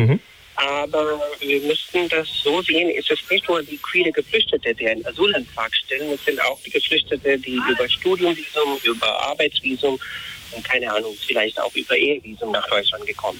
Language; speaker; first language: German; non-native, fluent; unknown